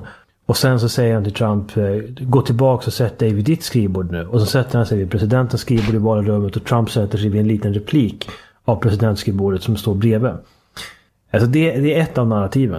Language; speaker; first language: Swedish; native; Swedish